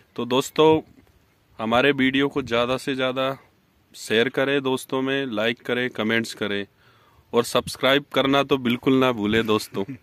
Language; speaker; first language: Hindi; native; Hindi